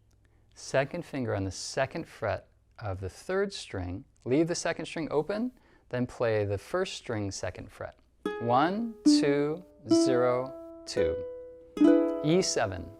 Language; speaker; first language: English; native; English